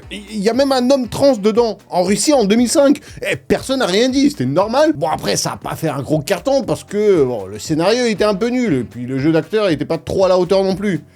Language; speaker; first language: French; non-native, fluent; Russian